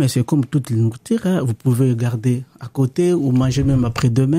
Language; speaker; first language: French; non-native, local second language; Lingala